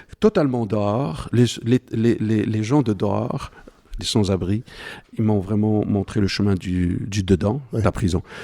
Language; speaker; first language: French; non-native, local second language; Arabic